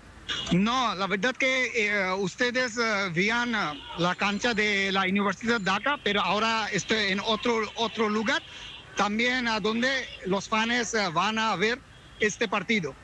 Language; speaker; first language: Spanish; non-native, fluent; Bangla